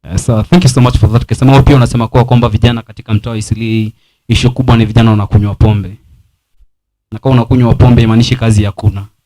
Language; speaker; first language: Swahili; non-native, local second language; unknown